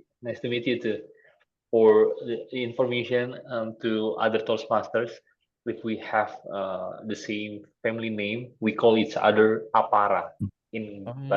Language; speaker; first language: English; non-native, fluent; Indonesian